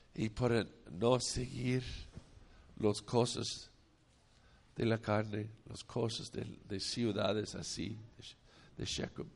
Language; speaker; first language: Spanish; non-native, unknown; English